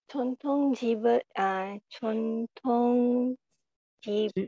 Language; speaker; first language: Korean; non-native, learner; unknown